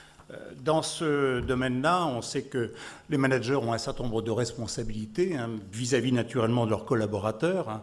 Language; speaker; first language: French; native; French